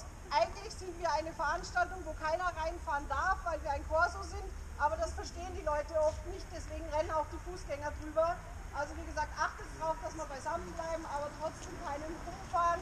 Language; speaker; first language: German; native; German